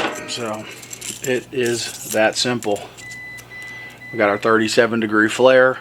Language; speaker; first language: English; native; English